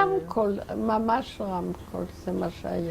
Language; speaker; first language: Hebrew; non-native, fluent; Yiddish